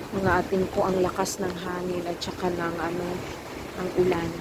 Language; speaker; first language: Filipino; non-native, local second language; Masbatenyo